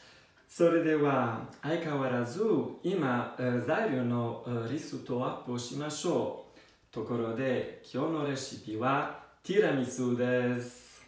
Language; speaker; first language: Japanese; non-native, learner; Italian